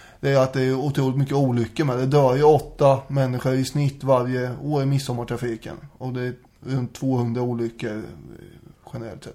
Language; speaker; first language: Swedish; native; Swedish